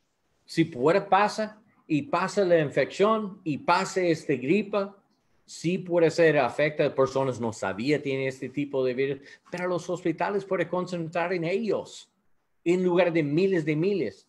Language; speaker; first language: Spanish; non-native, learner; English